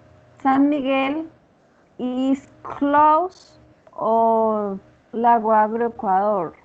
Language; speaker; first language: English; non-native, learner; Spanish